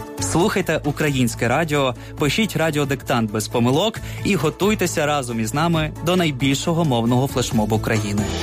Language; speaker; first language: Ukrainian; native; Ukrainian